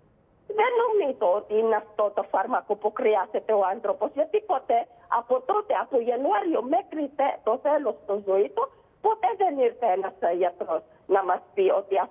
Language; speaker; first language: Greek; non-native, learner; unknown